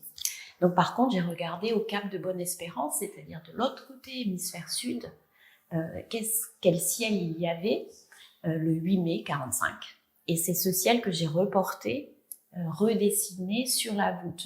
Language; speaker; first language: French; native; French